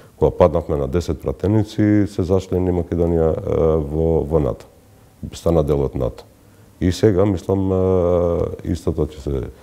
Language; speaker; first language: Macedonian; non-native, local second language; Albanian